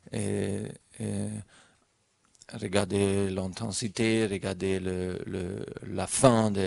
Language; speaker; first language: French; non-native, learner; German